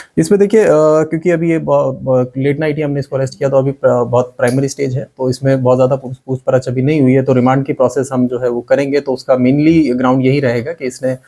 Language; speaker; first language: Hindi; non-native, local second language; Gujarati